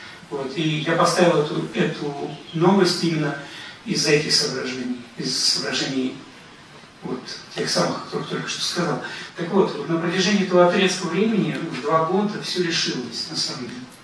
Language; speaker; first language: Russian; native; Russian